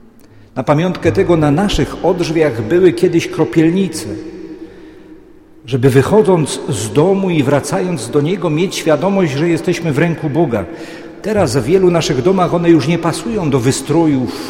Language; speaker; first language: Polish; native; Polish